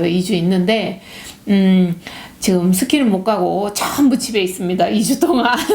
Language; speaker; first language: Korean; early bilingual, heritage; Korean